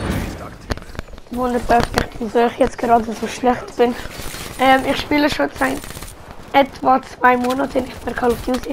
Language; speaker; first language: German; early bilingual, other home language; Italian